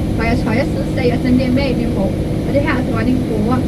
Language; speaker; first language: Danish; non-native, fluent; English